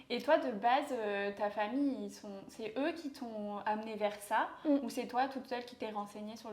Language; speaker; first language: French; native; French